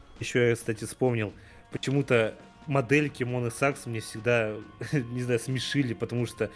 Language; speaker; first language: Russian; native; Russian